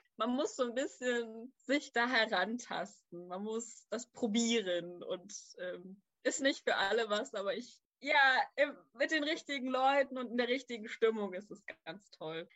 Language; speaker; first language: German; native; German